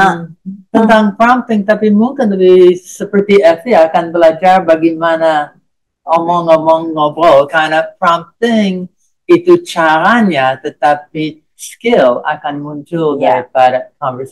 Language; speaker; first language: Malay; non-native, fluent; English